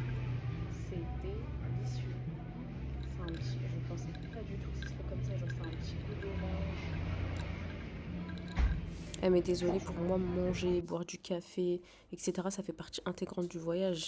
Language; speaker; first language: French; native; French